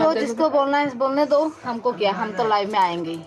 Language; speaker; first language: Hindi; non-native, local second language; Bangla